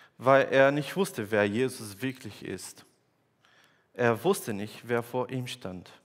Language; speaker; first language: German; non-native, fluent; Portuguese